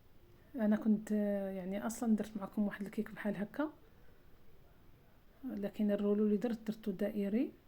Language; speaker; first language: Arabic; native; Arabic